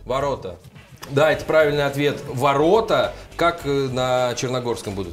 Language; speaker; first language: Russian; native; Russian